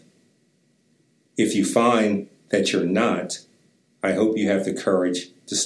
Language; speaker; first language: English; native; English